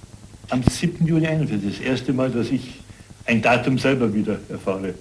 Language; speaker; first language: German; native; German